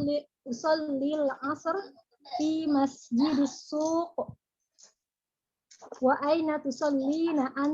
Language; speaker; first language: Arabic; non-native, learner; Indonesian